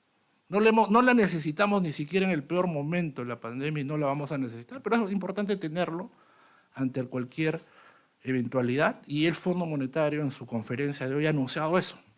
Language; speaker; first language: Spanish; native; Spanish